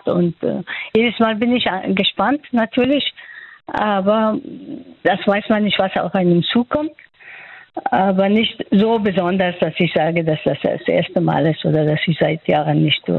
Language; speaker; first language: German; non-native, fluent; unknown